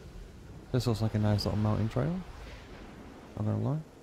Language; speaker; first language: English; native; English